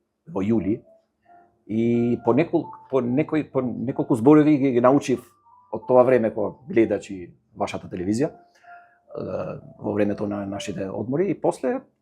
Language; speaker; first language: Macedonian; non-native, fluent; Albanian